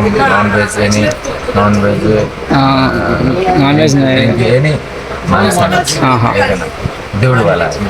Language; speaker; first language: Telugu; non-native, local second language; Odia